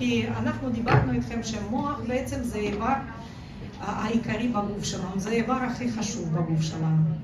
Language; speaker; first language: Hebrew; non-native, fluent; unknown